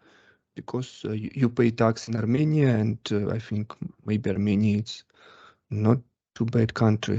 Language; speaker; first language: English; non-native, learner; Russian